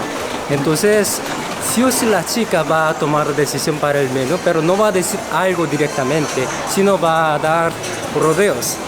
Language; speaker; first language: Spanish; non-native, fluent; Korean